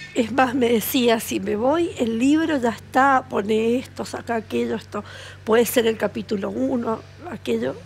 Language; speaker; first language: Spanish; native; Spanish